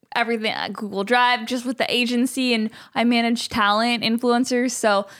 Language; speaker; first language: English; native; English